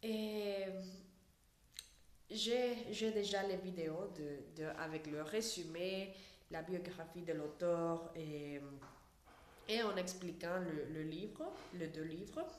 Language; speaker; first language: French; non-native, learner; Spanish